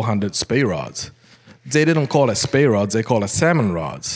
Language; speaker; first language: English; non-native, fluent; Japanese